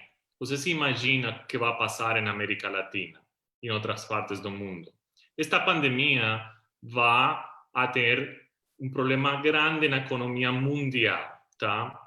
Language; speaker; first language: Portuguese; non-native, fluent; Spanish